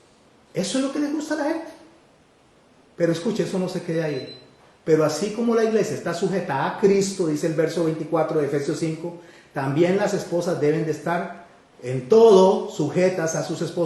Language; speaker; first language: Spanish; native; Spanish